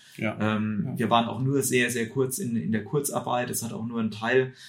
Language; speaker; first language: German; native; German